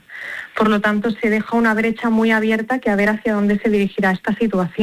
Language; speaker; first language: Spanish; native; Spanish